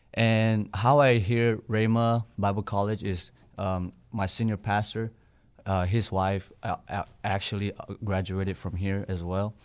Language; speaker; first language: English; non-native, fluent; Burmese